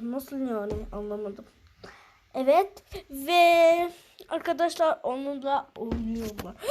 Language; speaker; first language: Turkish; early bilingual, heritage; Turkish